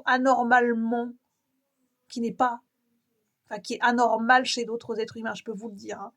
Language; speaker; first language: French; native; French